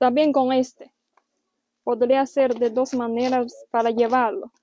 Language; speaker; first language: Spanish; non-native, learner; Chinese